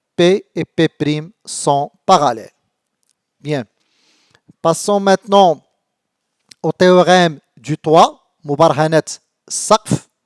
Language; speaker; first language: French; non-native, local second language; Arabic